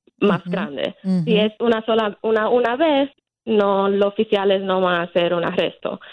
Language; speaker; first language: Spanish; early bilingual, heritage; Spanish